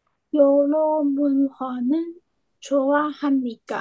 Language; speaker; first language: Korean; non-native, learner; Chinese